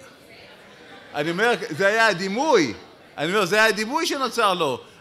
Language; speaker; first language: Hebrew; native; Hebrew